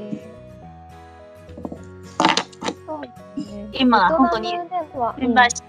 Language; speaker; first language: Japanese; non-native, fluent; Vietnamese